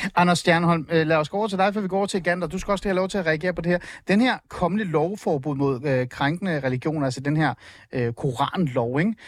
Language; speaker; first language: Danish; early bilingual, other home language; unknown